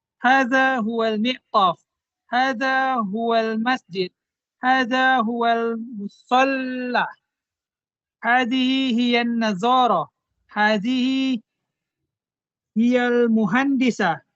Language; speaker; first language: Arabic; non-native, learner; Indonesian